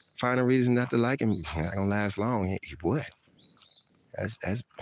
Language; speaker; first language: English; native; English